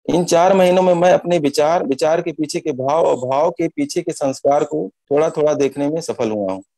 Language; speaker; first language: Hindi; native; Hindi